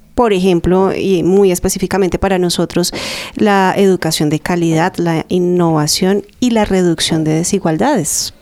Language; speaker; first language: Spanish; native; Spanish